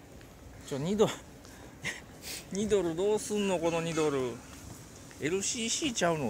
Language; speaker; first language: Japanese; native; Japanese